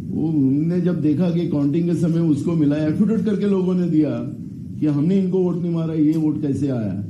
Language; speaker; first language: Hindi; non-native, local second language; Marathi